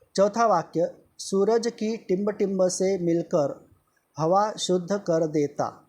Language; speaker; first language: Hindi; non-native, local second language; Marathi